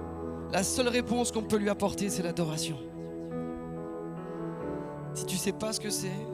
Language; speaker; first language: French; native; French